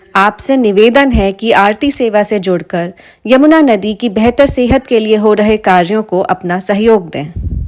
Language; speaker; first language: Hindi; native; Hindi